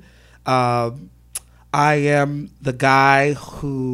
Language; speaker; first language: English; native; English